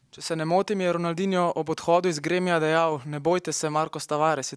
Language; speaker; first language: Slovenian; native; Slovenian